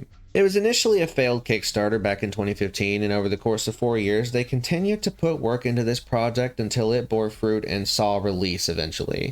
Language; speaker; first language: English; native; English